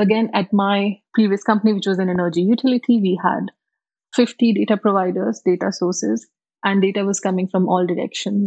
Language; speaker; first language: English; non-native, local second language; Hindi